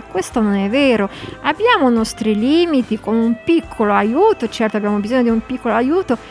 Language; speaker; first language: Italian; non-native, fluent; Polish